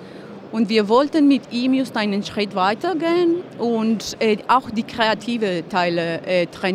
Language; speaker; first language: German; non-native, fluent; Spanish